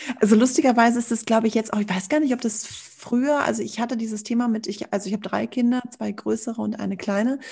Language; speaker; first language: German; native; German